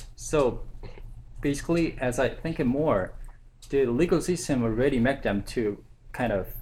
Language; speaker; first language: English; non-native, fluent; Korean